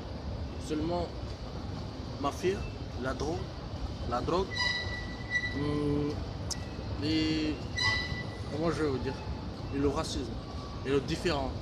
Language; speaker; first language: French; non-native, fluent; Bulgarian